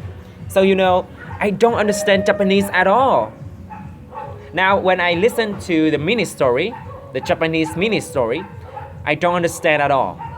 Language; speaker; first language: English; non-native, learner; Vietnamese